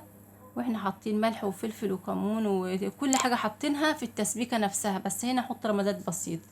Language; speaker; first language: Arabic; native; Arabic